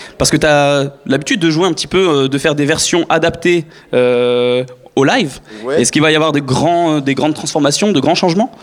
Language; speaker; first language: French; native; French